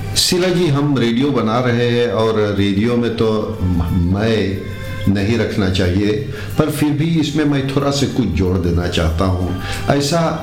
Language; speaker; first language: Hindi; early bilingual, heritage; Hindi